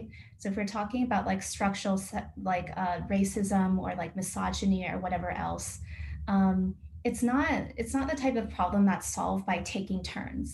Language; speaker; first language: English; native; English